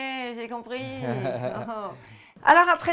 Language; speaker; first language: French; native; French